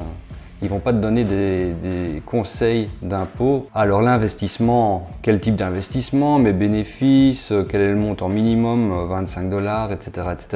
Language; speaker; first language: French; native; French